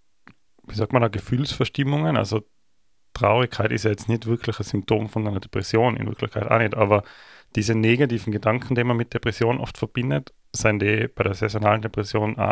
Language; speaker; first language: German; native; German